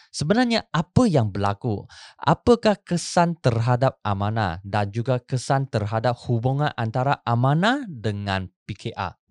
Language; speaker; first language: Malay; non-native, local second language; Chinese